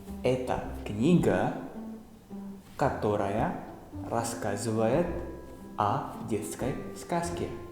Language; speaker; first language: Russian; non-native, fluent; Indonesian